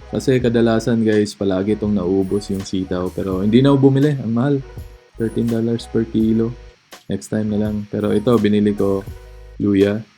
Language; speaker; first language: Filipino; native; Filipino